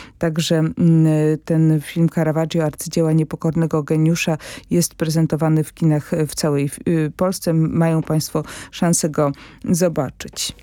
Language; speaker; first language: Polish; native; Polish